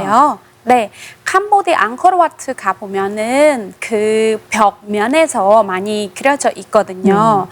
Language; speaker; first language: Korean; non-native, fluent; Khmer